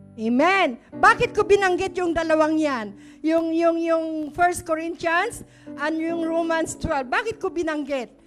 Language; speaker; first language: Filipino; native; Filipino